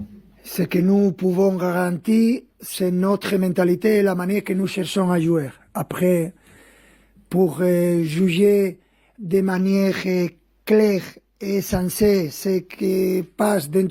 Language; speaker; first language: French; non-native, fluent; Spanish